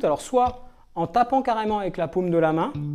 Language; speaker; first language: French; native; French